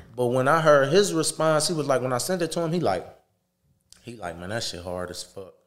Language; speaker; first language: English; native; English